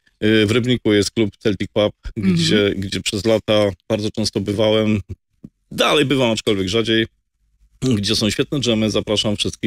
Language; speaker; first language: Polish; native; Polish